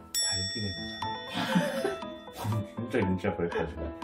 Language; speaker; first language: Korean; native; Korean